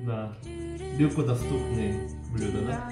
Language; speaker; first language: Russian; non-native, learner; Korean